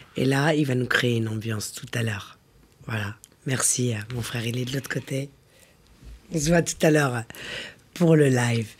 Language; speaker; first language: French; native; French